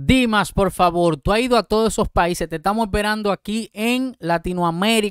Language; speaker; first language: Spanish; native; Spanish